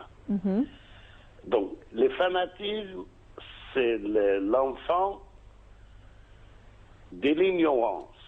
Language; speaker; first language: French; non-native, fluent; Arabic